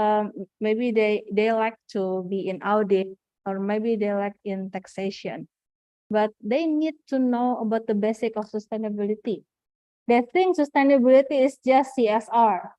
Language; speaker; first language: English; non-native, fluent; Indonesian